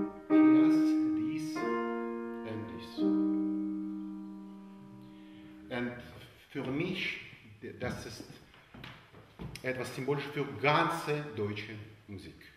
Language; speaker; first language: German; non-native, learner; Russian